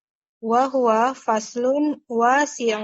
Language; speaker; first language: Arabic; non-native, learner; Indonesian